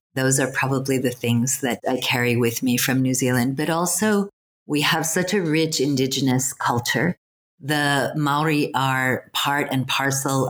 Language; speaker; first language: English; native; English